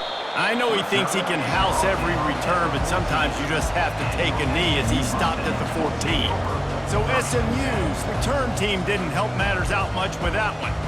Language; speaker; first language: English; native; English